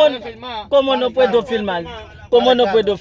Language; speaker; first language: Spanish; non-native, learner; Haitian Creole